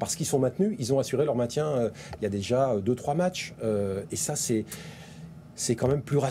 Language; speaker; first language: French; native; French